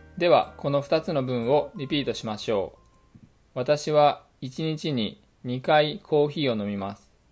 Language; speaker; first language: Japanese; native; Japanese